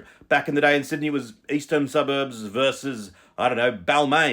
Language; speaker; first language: English; native; English